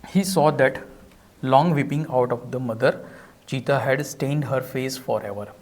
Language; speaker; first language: English; non-native, local second language; Gujarati